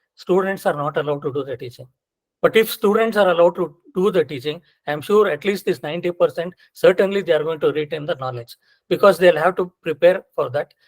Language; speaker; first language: English; non-native, local second language; Kannada